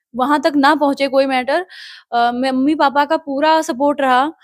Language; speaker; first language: Hindi; native; Hindi